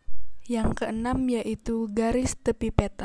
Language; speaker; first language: Indonesian; native; Indonesian